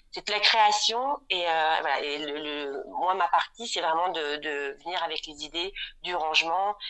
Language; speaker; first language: French; native; French